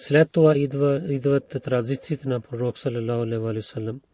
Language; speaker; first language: Bulgarian; non-native, fluent; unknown